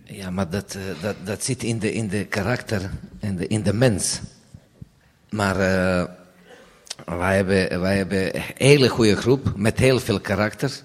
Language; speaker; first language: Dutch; non-native, fluent; Serbian